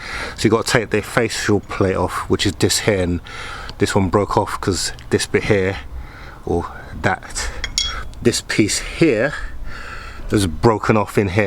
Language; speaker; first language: English; native; English